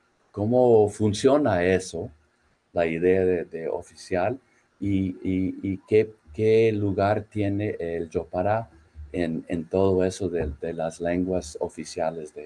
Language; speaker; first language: Spanish; non-native, fluent; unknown